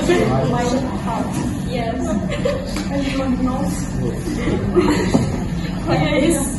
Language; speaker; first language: English; non-native, learner; Indonesian